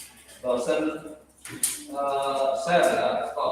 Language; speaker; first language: English; non-native, learner; Indonesian